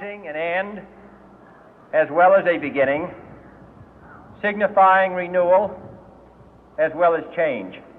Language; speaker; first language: English; native; English